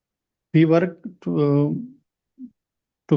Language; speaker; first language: English; non-native, learner; Hindi